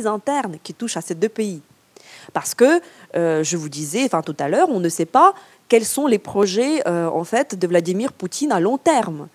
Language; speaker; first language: French; non-native, fluent; Ukrainian